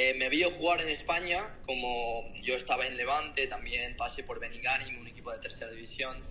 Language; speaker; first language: Spanish; non-native, fluent; Korean